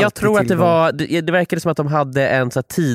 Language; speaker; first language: Swedish; native; Swedish